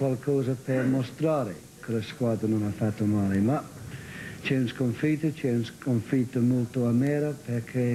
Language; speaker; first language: Italian; non-native, fluent; English